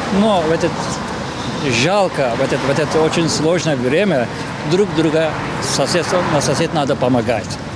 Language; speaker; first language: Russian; non-native, learner; Turkish